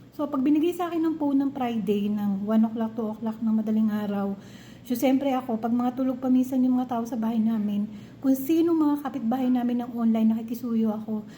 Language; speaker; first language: Filipino; non-native, local second language; Cebuano